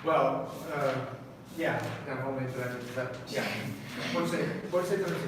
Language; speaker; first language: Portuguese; non-native, fluent; English